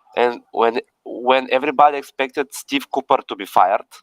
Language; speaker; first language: English; non-native, fluent; Bulgarian